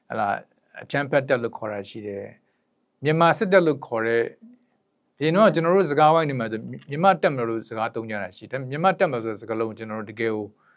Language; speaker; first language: Burmese; native; Burmese